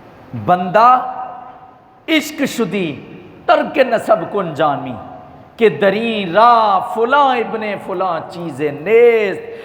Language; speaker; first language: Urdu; native; Urdu